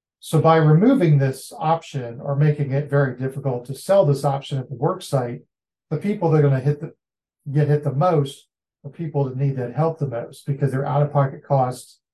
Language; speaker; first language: English; native; English